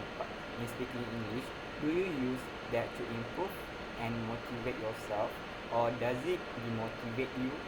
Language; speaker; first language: English; non-native, local second language; Malay